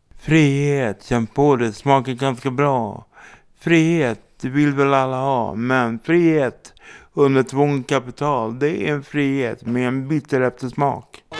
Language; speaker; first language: Swedish; native; Swedish